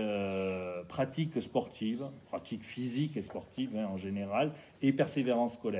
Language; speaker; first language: French; native; French